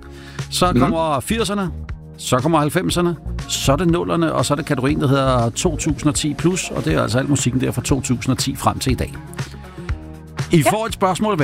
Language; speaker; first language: Danish; native; Danish